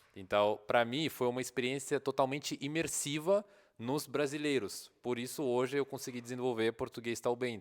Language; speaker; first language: Portuguese; non-native, fluent; Russian